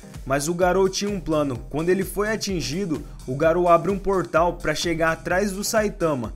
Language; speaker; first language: Portuguese; native; Portuguese